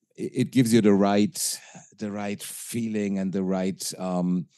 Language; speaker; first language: English; non-native, fluent; German